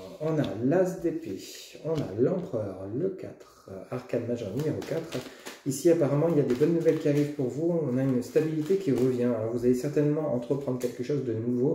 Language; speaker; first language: French; native; French